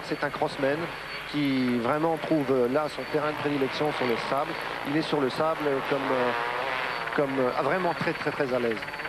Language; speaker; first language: French; native; French